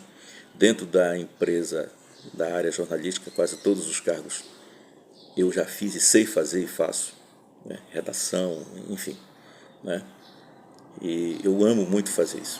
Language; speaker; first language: Portuguese; native; Portuguese